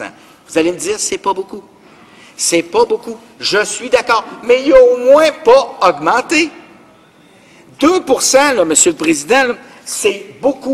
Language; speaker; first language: French; native; French